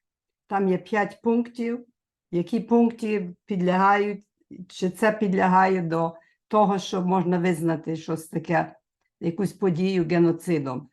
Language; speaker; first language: Ukrainian; early bilingual, heritage; Ukrainian